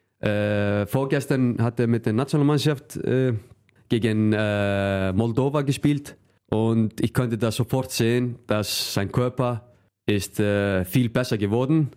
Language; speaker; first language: German; non-native, fluent; Icelandic